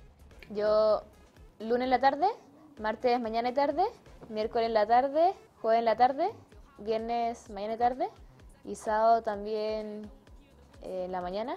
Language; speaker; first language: Spanish; native; Spanish